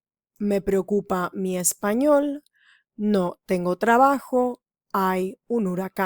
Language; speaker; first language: Spanish; non-native, fluent; English